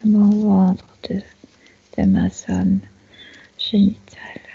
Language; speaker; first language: French; non-native, fluent; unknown